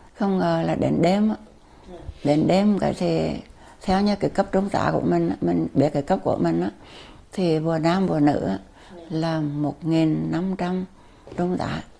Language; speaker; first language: Vietnamese; native; Vietnamese